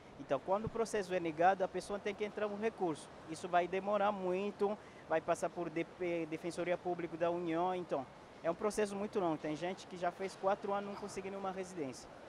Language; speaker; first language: Portuguese; non-native, fluent; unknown